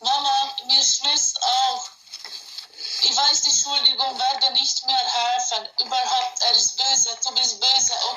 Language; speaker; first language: German; non-native, learner; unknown